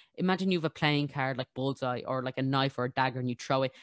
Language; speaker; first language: English; native; English